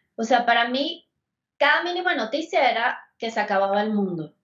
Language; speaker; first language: Spanish; native; Spanish